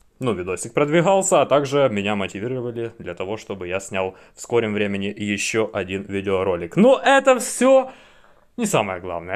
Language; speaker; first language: Russian; native; Russian